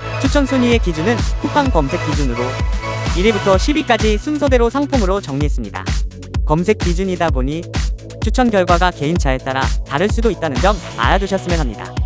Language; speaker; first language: Korean; native; Korean